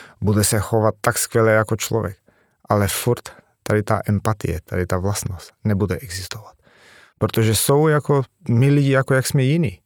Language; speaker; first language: Czech; non-native, fluent; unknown